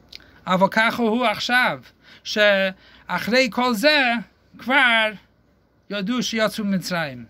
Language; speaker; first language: Hebrew; non-native, fluent; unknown